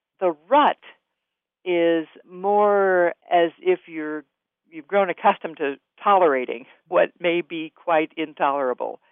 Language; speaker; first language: English; native; English